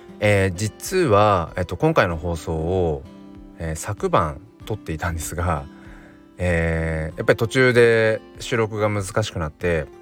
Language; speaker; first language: Japanese; native; Japanese